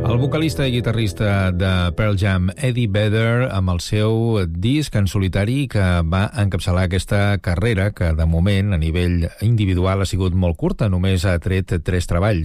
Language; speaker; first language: Catalan; native; Catalan